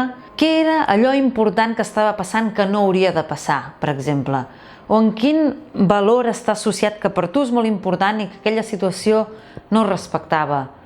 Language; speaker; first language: Catalan; native; Catalan